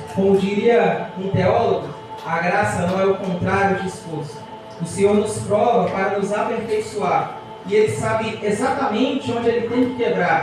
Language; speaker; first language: Portuguese; native; Portuguese